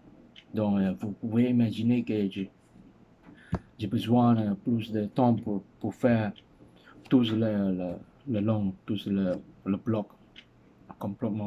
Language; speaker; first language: French; non-native, learner; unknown